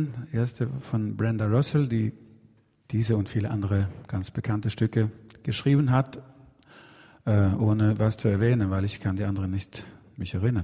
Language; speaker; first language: German; non-native, learner; Swedish